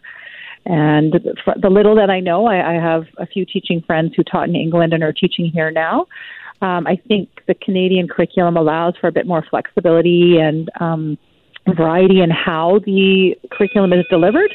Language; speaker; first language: English; native; English